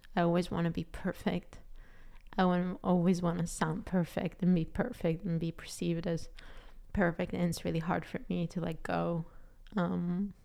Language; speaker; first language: English; non-native, fluent; Hebrew